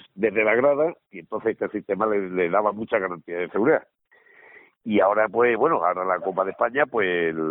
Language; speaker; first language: Spanish; native; Spanish